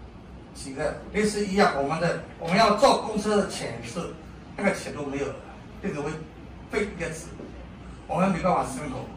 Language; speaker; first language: Chinese; non-native, learner; Burmese